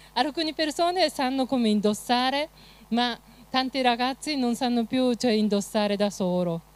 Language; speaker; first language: Italian; non-native, fluent; Japanese